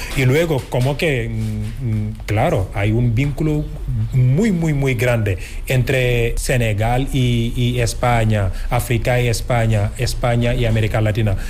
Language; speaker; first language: Spanish; non-native, fluent; Wolof